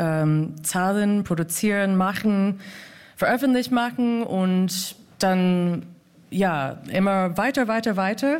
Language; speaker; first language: German; non-native, fluent; English